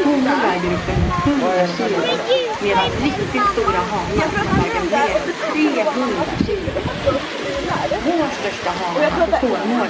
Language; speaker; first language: Swedish; native; Swedish